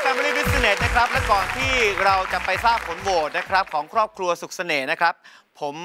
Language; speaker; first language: Thai; native; Thai